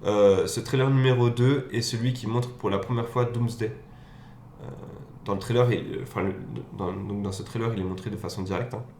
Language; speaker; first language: French; native; French